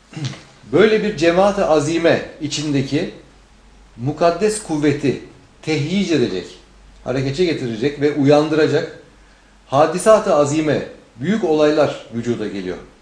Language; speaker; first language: Turkish; native; Turkish